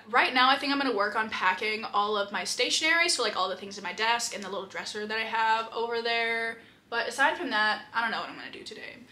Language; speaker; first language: English; native; English